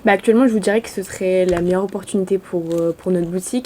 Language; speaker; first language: French; native; French